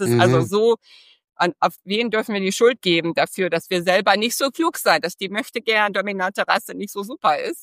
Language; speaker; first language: German; early bilingual, heritage; English